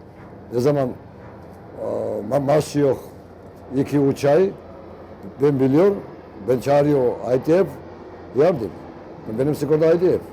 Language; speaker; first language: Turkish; non-native, learner; Georgian